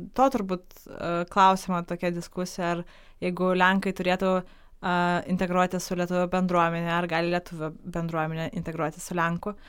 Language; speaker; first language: Lithuanian; non-native, local second language; Polish